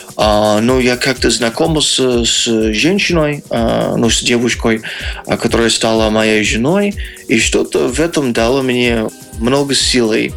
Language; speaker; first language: Russian; non-native, fluent; English